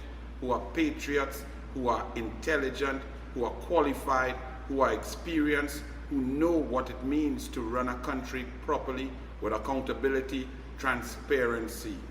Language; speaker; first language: English; native; English